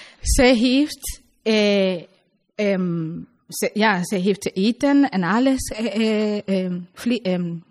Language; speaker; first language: Dutch; non-native, learner; Spanish